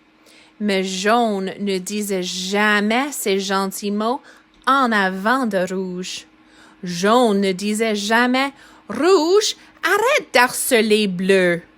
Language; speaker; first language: French; non-native, fluent; English